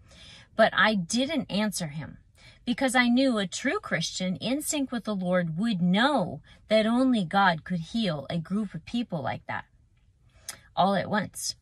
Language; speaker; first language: English; native; English